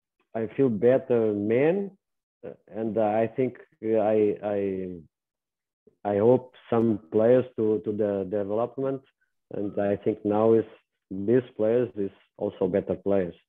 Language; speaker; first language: English; non-native, learner; Portuguese